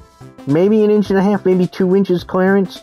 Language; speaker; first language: English; native; English